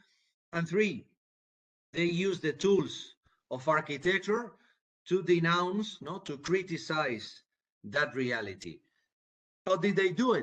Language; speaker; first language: English; non-native, fluent; Spanish